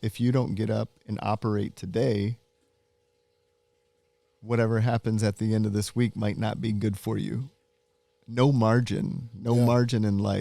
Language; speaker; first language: English; native; English